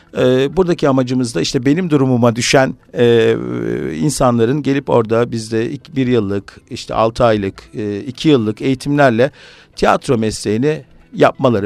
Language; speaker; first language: Turkish; native; Turkish